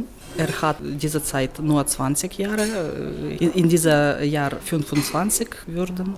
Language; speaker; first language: German; non-native, learner; Ukrainian